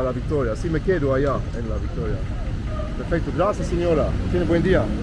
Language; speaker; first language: Spanish; non-native, learner; Luxembourgish